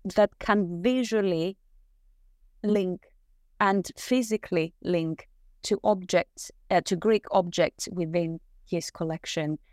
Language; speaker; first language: English; non-native, fluent; Greek